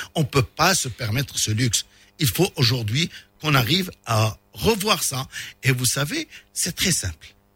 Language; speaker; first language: French; non-native, local second language; Arabic